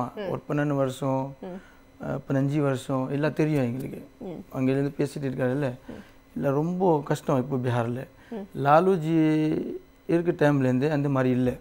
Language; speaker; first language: Tamil; non-native, local second language; Hindi